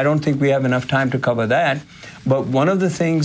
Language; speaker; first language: English; non-native, local second language; Hindi